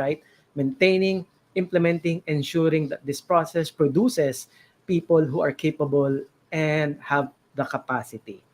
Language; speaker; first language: English; non-native, local second language; Filipino